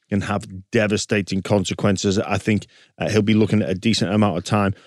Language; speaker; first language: English; native; English